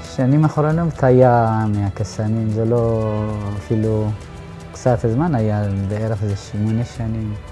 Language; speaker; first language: Hebrew; non-native, learner; Amharic